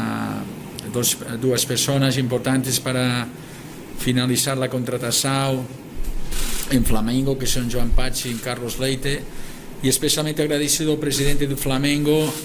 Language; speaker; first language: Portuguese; non-native, learner; Catalan